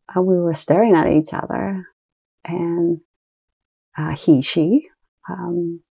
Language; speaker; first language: English; early bilingual, other home language; Japanese